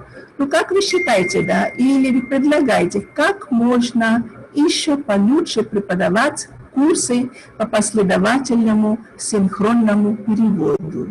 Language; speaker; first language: Russian; non-native, fluent; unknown